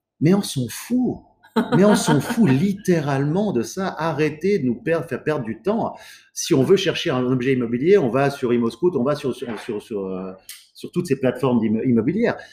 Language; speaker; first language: French; native; French